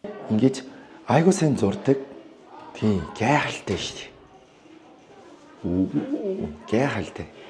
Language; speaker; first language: Mongolian; non-native, fluent; Korean